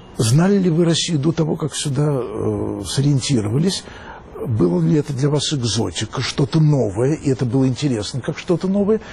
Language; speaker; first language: Russian; native; Russian